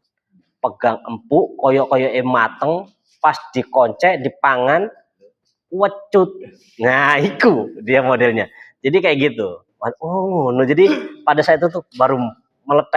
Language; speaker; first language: Indonesian; native; Indonesian